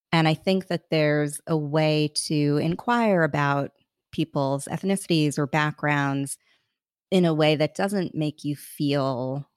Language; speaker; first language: English; early bilingual, other home language; Hindi